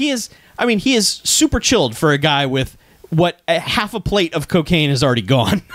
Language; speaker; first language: English; native; English